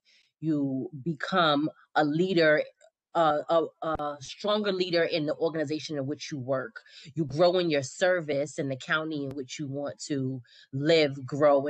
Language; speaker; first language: English; native; English